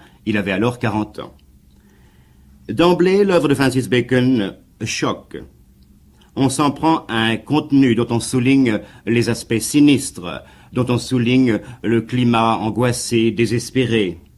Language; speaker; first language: French; native; French